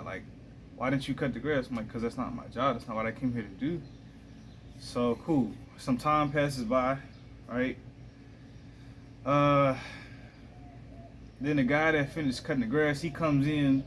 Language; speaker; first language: English; native; English